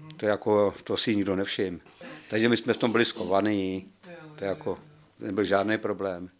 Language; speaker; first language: Czech; native; Czech